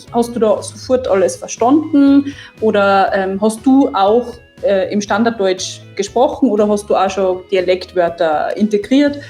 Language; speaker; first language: German; native; German